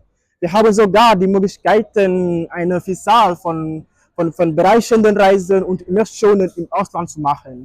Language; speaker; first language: German; non-native, fluent; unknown